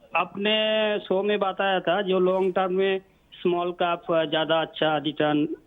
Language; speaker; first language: Hindi; non-native, local second language; Bangla